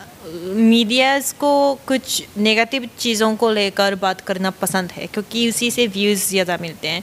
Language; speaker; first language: Hindi; non-native, fluent; Japanese